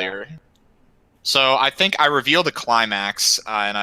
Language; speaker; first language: English; native; English